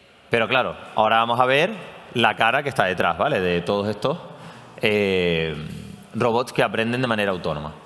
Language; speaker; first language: Spanish; native; Spanish